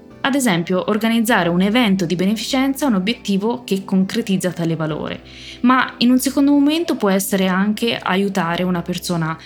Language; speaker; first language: Italian; native; Italian